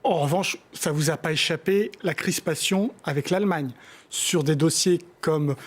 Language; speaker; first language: French; native; French